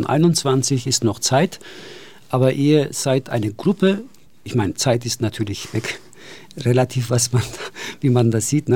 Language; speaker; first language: German; non-native, fluent; Turkish